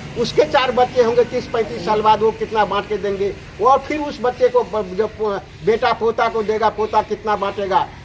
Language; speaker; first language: Hindi; native; Hindi